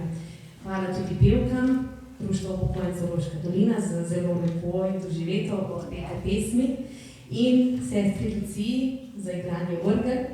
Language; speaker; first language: Slovenian; native; Slovenian